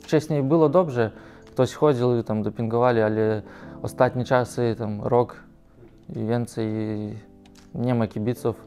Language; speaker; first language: Polish; non-native, learner; Russian